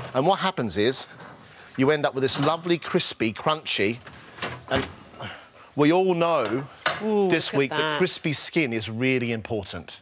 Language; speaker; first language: English; native; English